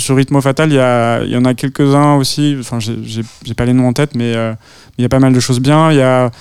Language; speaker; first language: French; native; French